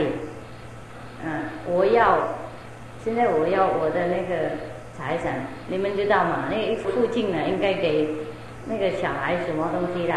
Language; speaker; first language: Chinese; non-native, fluent; Vietnamese